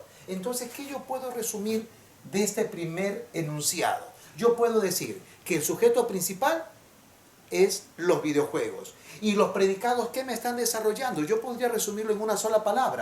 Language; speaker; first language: Spanish; native; Spanish